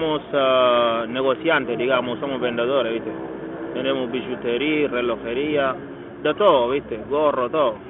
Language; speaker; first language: Spanish; non-native, local second language; Wolof